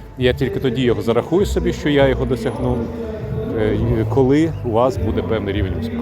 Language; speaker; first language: Ukrainian; non-native, local second language; Russian